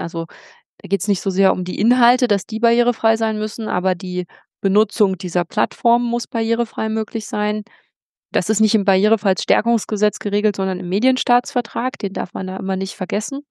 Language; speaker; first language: German; native; German